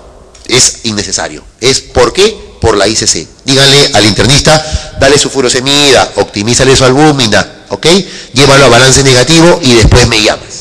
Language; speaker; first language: Spanish; native; Spanish